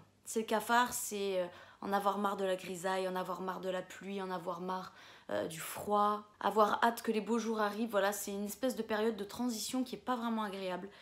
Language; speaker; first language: French; native; French